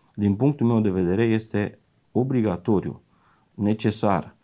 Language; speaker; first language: Romanian; native; Romanian